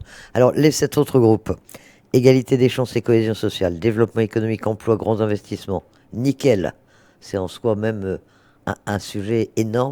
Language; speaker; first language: French; native; French